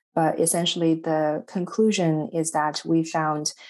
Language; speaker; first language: English; non-native, fluent; Chinese